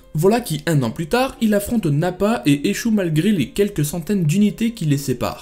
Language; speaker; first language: French; native; French